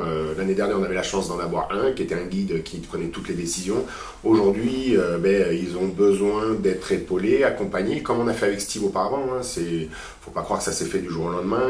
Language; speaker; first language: French; native; French